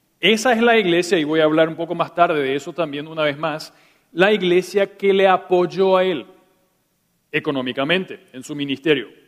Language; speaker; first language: Spanish; non-native, local second language; German